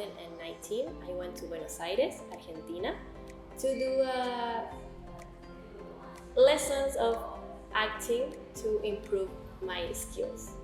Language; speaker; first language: English; non-native, learner; Spanish